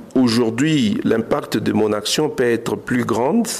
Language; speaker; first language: French; non-native, local second language; Swahili